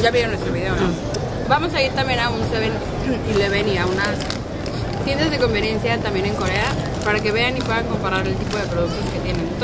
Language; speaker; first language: Spanish; native; Spanish